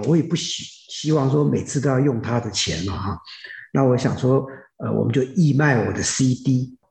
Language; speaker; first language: Chinese; native; Chinese